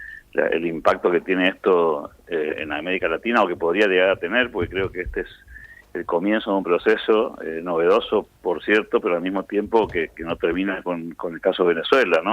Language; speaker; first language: Spanish; native; Spanish